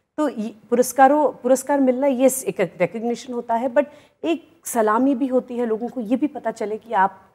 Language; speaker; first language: Hindi; native; Hindi